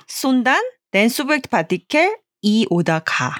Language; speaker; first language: German; non-native, fluent; Korean